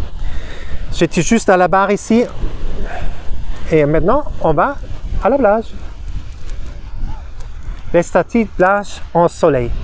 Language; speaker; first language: French; non-native, learner; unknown